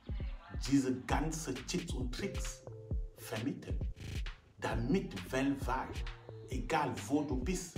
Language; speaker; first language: German; non-native, fluent; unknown